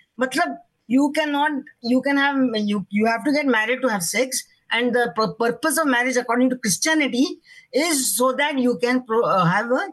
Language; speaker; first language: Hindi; non-native, local second language; Marathi